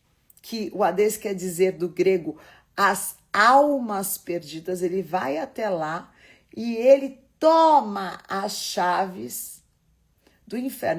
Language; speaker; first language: Portuguese; native; Portuguese